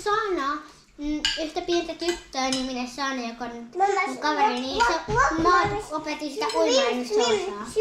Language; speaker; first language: Finnish; early bilingual, other home language; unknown